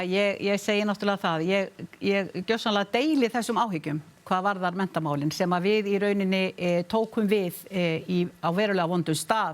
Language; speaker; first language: Icelandic; native; Icelandic